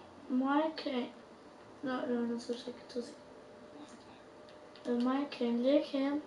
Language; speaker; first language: Danish; non-native, learner; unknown